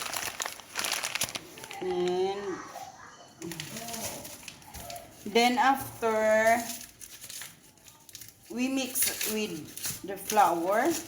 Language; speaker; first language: English; non-native, local second language; Cebuano